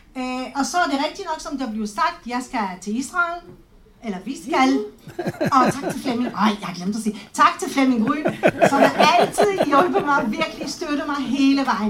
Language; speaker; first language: Danish; non-native, fluent; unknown